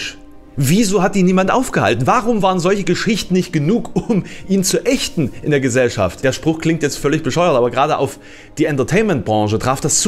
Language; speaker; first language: German; native; German